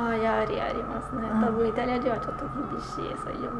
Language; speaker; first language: Japanese; non-native, fluent; Italian